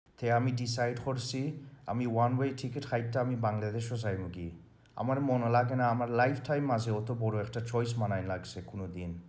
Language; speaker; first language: Bangla; early bilingual, heritage; Bangla